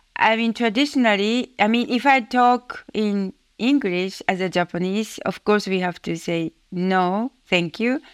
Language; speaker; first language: English; non-native, fluent; Japanese